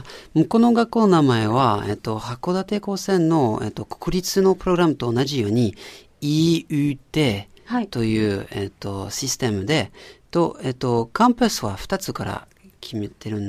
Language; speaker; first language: Japanese; non-native, learner; French